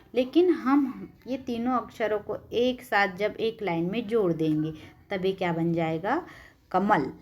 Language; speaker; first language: Hindi; non-native, local second language; Marathi